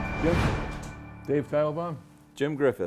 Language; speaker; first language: English; native; English